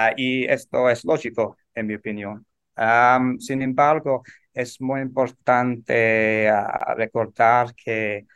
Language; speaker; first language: Spanish; non-native, learner; English